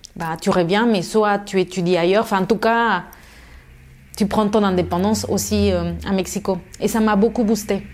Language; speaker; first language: French; non-native, fluent; Spanish